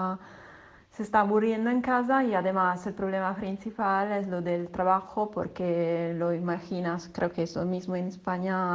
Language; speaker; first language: Spanish; non-native, fluent; Italian